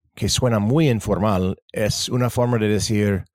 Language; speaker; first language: Spanish; non-native, fluent; English